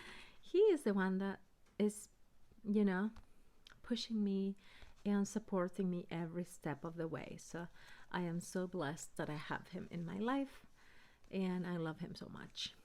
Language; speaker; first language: English; early bilingual, other home language; Spanish